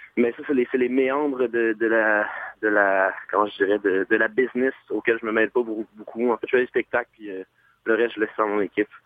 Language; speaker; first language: French; native; French